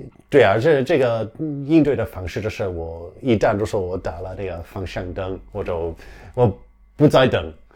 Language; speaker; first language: Chinese; non-native, fluent; English